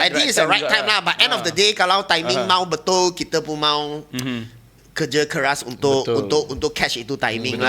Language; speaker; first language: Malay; non-native, local second language; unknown